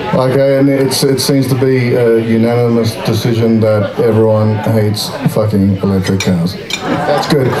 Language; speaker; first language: English; native; English